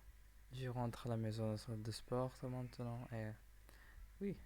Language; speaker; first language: French; non-native, learner; English